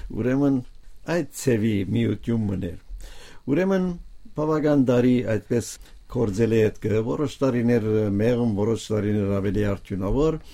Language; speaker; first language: Armenian; native; Armenian